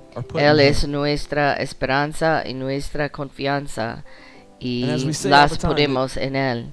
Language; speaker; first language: Spanish; non-native, fluent; English